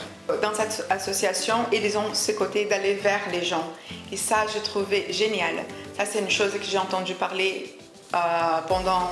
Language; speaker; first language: French; non-native, fluent; Portuguese